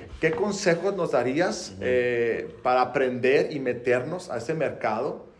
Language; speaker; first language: Spanish; native; Spanish